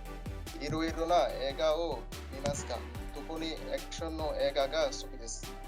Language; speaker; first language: Japanese; non-native, learner; Bangla